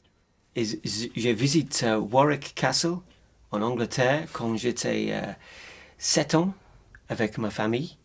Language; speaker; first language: French; non-native, learner; English